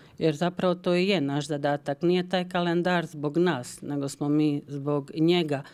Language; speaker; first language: Croatian; early bilingual, heritage; Croatian